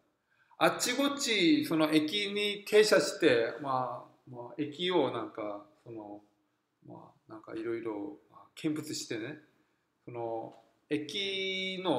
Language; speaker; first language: Japanese; non-native, fluent; Korean